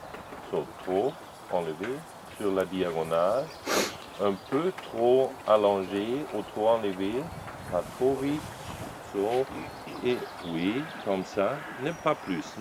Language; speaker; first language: French; non-native, learner; German